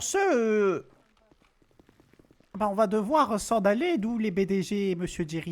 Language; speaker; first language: French; native; French